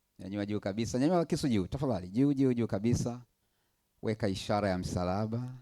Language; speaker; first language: Swahili; native; Swahili